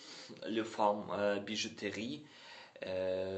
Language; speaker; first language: French; non-native, learner; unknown